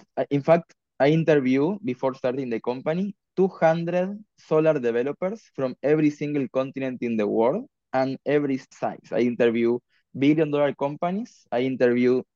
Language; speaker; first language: English; non-native, fluent; Spanish